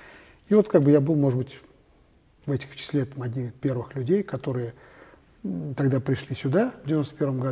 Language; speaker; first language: Russian; native; Russian